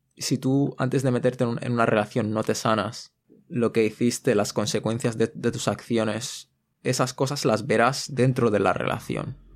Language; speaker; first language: Spanish; early bilingual, other home language; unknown